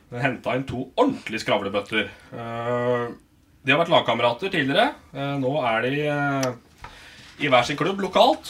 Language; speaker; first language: Norwegian; native; Norwegian